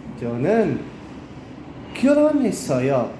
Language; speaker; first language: Korean; non-native, learner; Filipino